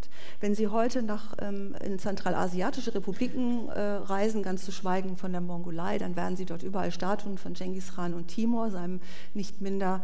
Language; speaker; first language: German; native; German